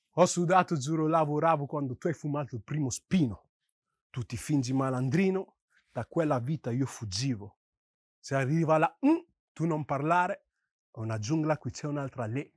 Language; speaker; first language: Italian; early bilingual, other home language; Yoruba